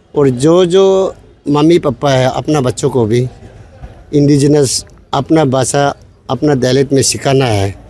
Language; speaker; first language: Hindi; non-native, local second language; Nyishi